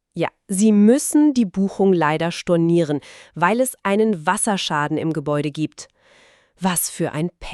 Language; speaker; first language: German; native; German